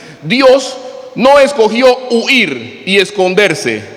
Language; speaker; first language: Spanish; native; Spanish